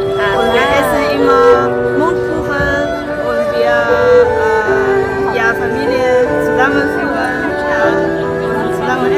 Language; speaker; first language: German; non-native, learner; Chinese